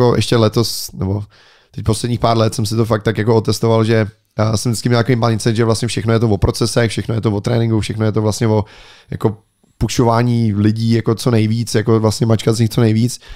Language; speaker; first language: Czech; native; Czech